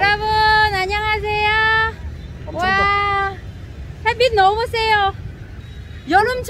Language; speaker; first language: Korean; non-native, learner; Vietnamese